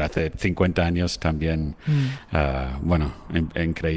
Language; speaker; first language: Spanish; non-native, fluent; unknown